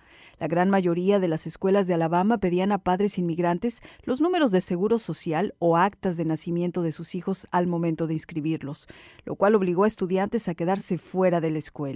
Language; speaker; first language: Spanish; native; Spanish